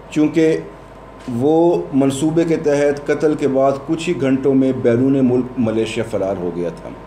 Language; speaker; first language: Urdu; non-native, local second language; Pashto